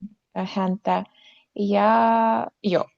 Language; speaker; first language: Finnish; non-native, learner; Russian